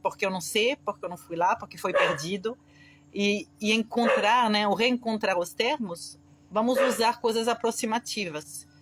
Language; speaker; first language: Portuguese; non-native, fluent; French